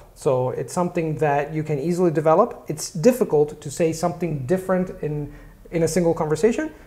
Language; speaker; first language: English; non-native, fluent; Italian